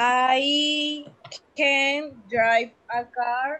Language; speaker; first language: English; non-native, learner; Spanish